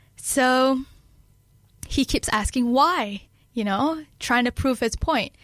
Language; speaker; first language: English; non-native, local second language; Malay